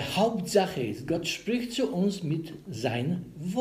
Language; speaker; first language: German; non-native, learner; Polish